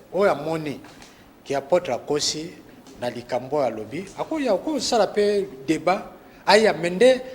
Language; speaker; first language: Lingala; native; Lingala